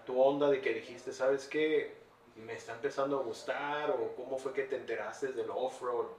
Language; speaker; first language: Spanish; early bilingual, heritage; Spanish